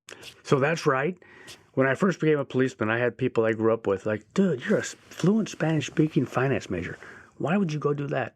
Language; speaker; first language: English; native; English